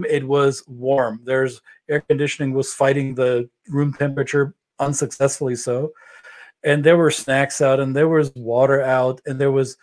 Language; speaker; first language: English; non-native, fluent; German